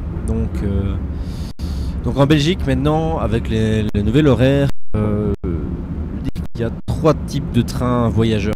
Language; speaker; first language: French; native; French